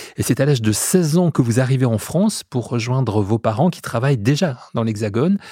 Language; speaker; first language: French; native; French